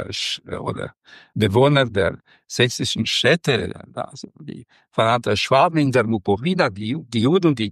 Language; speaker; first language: German; non-native, fluent; Romanian